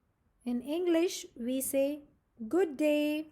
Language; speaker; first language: English; non-native, local second language; Marathi